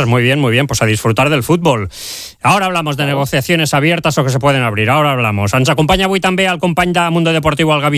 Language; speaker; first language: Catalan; native; Catalan